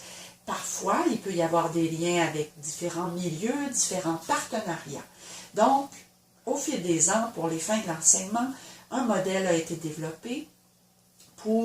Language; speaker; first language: French; native; French